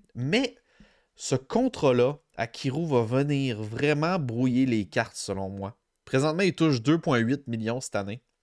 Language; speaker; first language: French; native; French